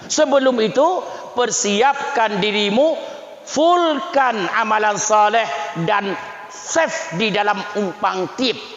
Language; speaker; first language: Malay; non-native, local second language; Achinese